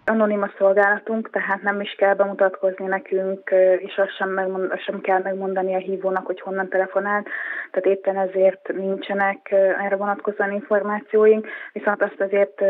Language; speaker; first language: Hungarian; native; Hungarian